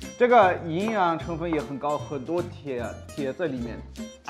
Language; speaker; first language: Chinese; non-native, fluent; German